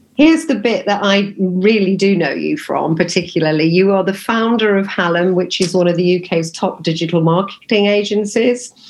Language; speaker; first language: English; native; English